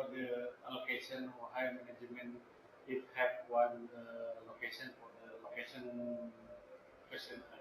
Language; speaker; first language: English; non-native, learner; Indonesian